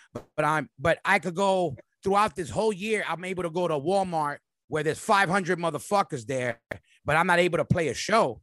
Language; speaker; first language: English; native; English